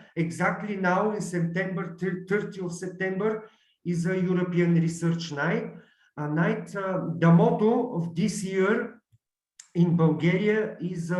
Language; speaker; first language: English; non-native, learner; Bulgarian